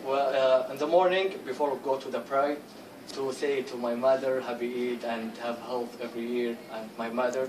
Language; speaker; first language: English; non-native, learner; Arabic